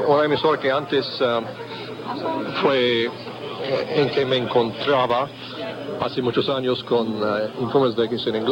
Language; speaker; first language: Spanish; non-native, fluent; English